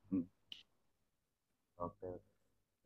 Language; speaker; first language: Indonesian; native; Indonesian